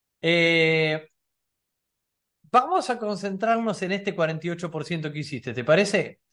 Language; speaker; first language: Spanish; native; Spanish